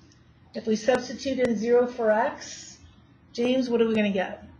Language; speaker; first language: English; native; English